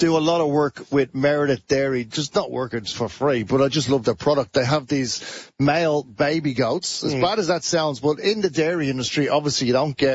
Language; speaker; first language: English; native; English